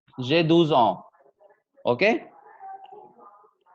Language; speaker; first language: French; non-native, fluent; Hindi